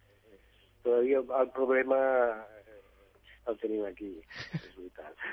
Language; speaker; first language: Catalan; non-native, fluent; Italian